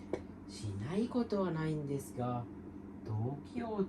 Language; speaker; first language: Japanese; non-native, fluent; Sinhala